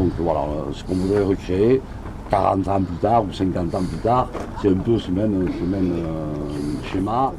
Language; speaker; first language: French; native; French